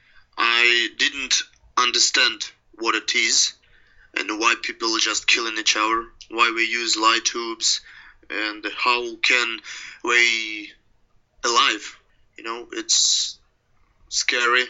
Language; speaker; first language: English; non-native, learner; Russian